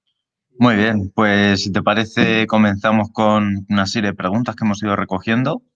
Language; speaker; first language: Spanish; native; Spanish